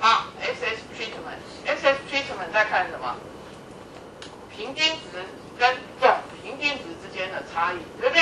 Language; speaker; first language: Chinese; native; Chinese